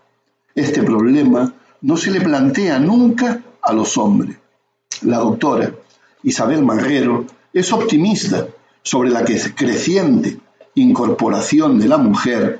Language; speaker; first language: Spanish; native; Spanish